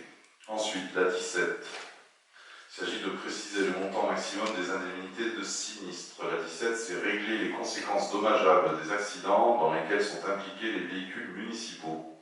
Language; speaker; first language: French; native; French